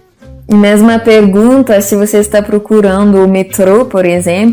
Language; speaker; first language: Portuguese; non-native, fluent; French